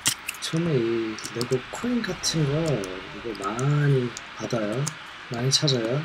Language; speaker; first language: Korean; non-native, learner; English